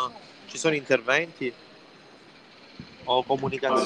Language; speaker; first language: Italian; native; Italian